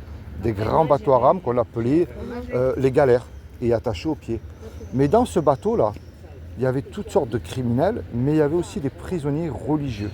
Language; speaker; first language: French; native; French